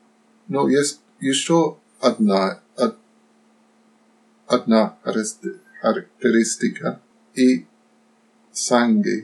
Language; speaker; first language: Russian; non-native, fluent; Slovak